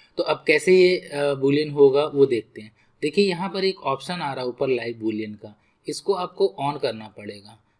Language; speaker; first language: Hindi; native; Hindi